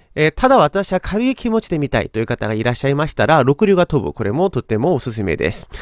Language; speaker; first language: Japanese; non-native, fluent; Korean